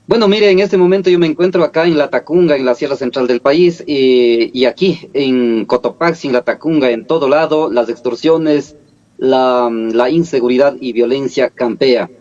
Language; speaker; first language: Spanish; native; Spanish